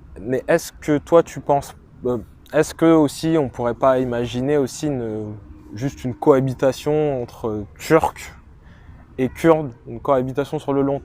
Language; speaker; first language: French; native; French